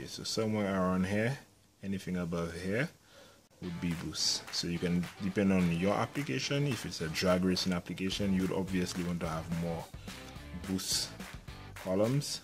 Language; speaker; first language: English; native; English